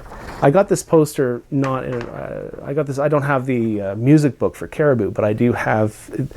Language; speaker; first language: English; native; English